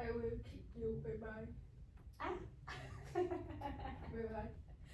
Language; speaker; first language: English; non-native, learner; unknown